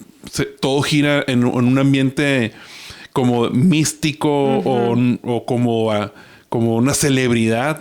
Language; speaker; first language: Spanish; native; Spanish